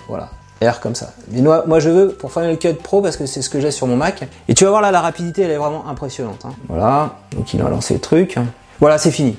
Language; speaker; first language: French; native; French